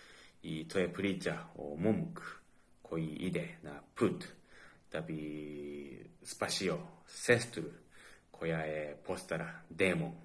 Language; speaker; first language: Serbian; non-native, fluent; Japanese